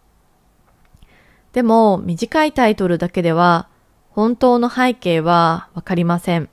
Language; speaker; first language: Japanese; native; Japanese